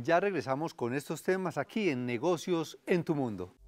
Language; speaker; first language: Spanish; native; Spanish